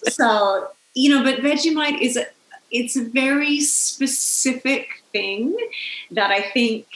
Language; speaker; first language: English; native; English